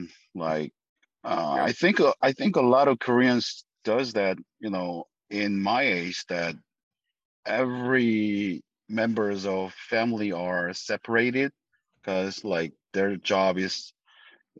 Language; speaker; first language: English; non-native, fluent; Korean